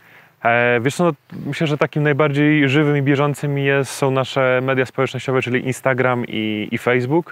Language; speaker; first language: Polish; native; Polish